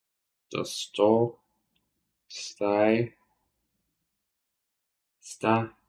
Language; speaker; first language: Italian; non-native, learner; English